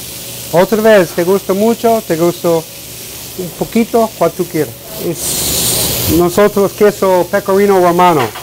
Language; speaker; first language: Spanish; non-native, learner; English